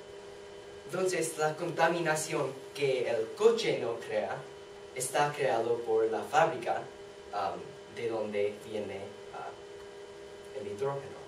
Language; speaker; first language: Spanish; non-native, learner; English